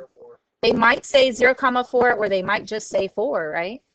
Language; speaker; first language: English; native; English